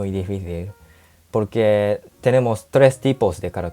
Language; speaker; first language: Spanish; non-native, fluent; Japanese